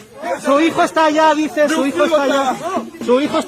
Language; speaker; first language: Spanish; native; Spanish